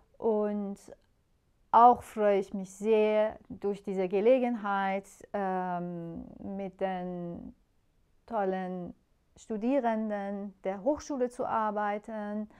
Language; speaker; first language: German; non-native, fluent; Persian